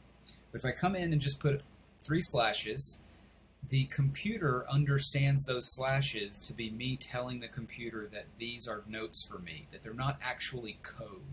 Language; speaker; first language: English; native; English